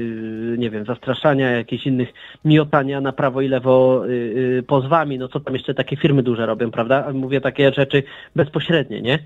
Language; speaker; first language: Polish; native; Polish